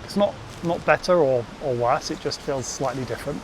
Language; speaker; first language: English; native; English